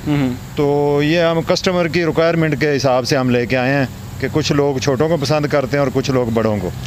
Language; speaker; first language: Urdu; non-native, local second language; Punjabi